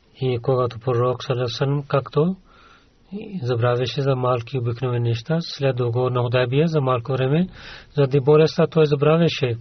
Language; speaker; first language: Bulgarian; non-native, learner; Urdu